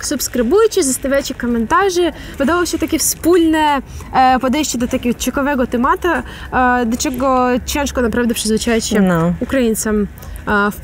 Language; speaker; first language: Polish; non-native, fluent; Ukrainian